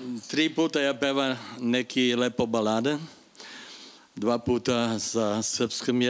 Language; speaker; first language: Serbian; non-native, learner; German